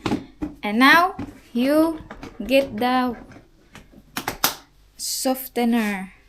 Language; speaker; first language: English; non-native, local second language; Cebuano